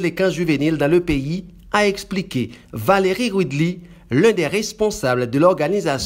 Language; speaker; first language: French; non-native, local second language; Haitian Creole